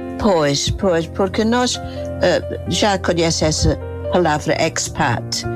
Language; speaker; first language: Portuguese; non-native, fluent; English